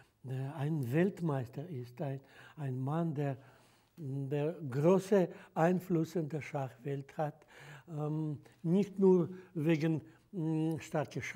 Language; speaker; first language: German; non-native, fluent; Russian